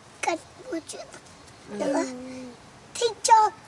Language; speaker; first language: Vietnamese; early bilingual, heritage; Vietnamese